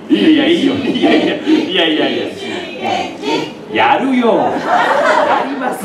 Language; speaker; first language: Japanese; native; Japanese